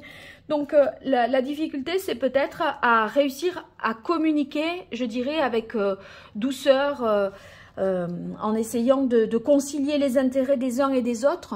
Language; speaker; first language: French; native; French